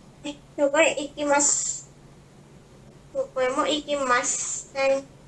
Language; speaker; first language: Japanese; non-native, learner; Indonesian